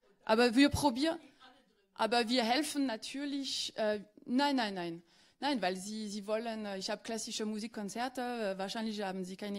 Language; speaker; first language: German; non-native, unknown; French